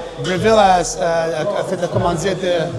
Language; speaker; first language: French; non-native, local second language; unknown